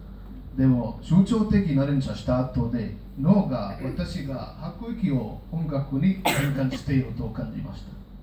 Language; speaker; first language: Japanese; non-native, learner; Hebrew